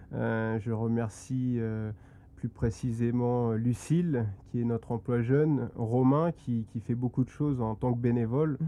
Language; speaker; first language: French; native; French